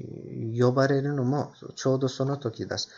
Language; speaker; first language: Japanese; non-native, fluent; Turkish